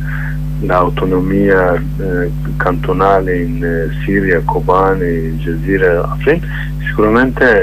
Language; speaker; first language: Italian; non-native, learner; Kurdish